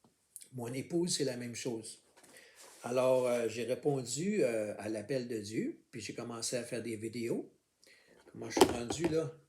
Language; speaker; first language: French; native; French